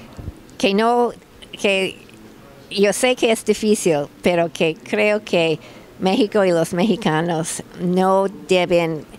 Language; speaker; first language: Spanish; non-native, fluent; English